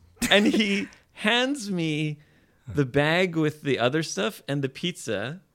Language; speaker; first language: English; native; English